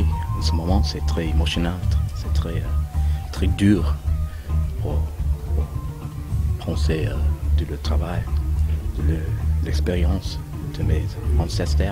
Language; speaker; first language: French; non-native, learner; English